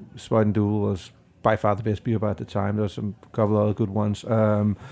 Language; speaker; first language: English; non-native, fluent; Danish